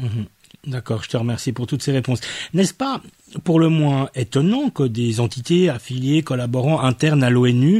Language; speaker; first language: French; native; French